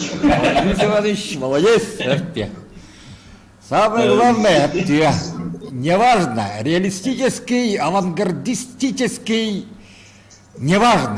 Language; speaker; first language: Russian; non-native, local second language; Yakut